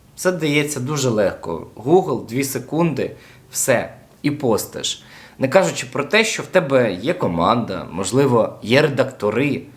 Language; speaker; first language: Ukrainian; native; Ukrainian